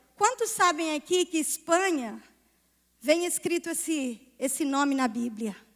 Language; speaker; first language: Portuguese; native; Portuguese